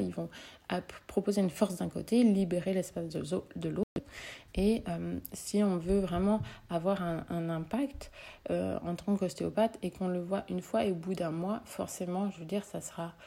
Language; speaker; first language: French; native; French